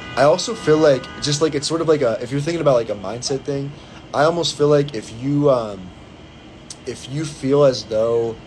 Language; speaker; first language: English; native; English